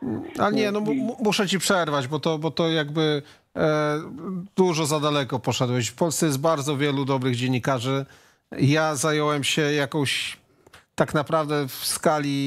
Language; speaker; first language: Polish; native; Polish